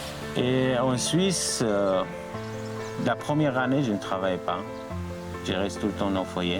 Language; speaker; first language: French; non-native, learner; Arabic